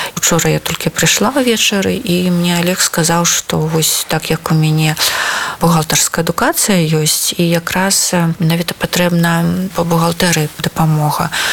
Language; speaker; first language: Belarusian; non-native, local second language; Russian